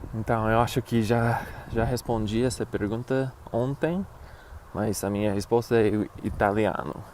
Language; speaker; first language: Portuguese; non-native, fluent; English